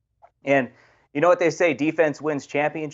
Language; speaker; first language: English; native; English